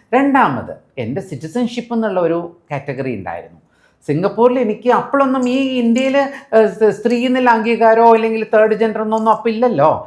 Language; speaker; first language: Malayalam; early bilingual, heritage; Malayalam